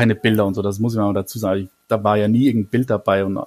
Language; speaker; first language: German; native; German